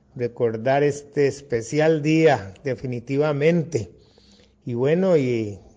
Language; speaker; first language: Spanish; non-native, local second language; English